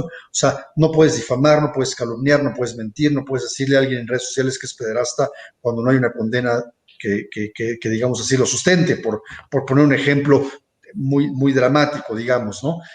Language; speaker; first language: Spanish; native; Spanish